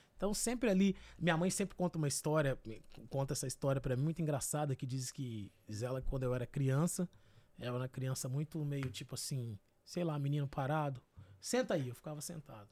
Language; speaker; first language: Portuguese; native; Portuguese